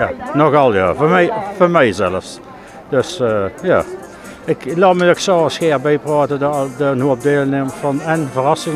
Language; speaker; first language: Dutch; native; Dutch